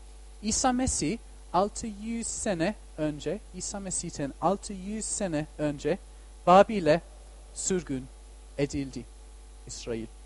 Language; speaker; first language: Turkish; non-native, fluent; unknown